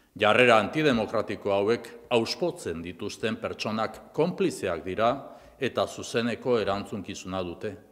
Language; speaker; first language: Basque; non-native, local second language; Spanish